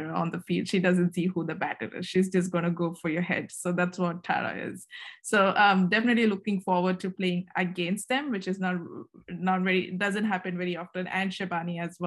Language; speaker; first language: English; non-native, local second language; Kannada